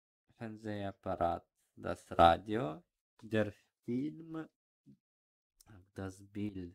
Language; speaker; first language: German; non-native, learner; Ukrainian